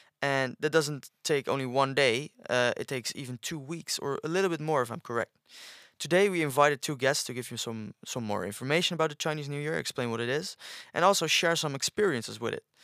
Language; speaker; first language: English; non-native, fluent; Dutch